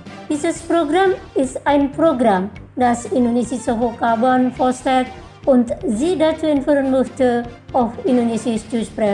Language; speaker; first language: German; non-native, fluent; Indonesian